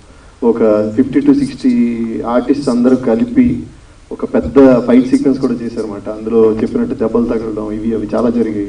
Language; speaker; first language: Telugu; native; Telugu